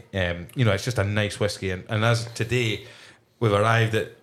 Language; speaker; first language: English; native; English